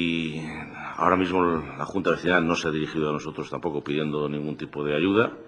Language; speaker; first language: Spanish; native; Spanish